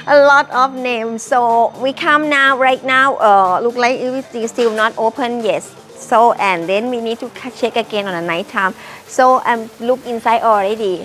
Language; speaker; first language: English; non-native, learner; Thai